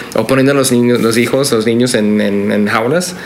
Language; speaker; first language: Spanish; non-native, fluent; English